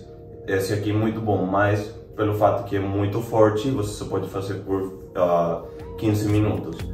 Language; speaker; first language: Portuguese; non-native, fluent; English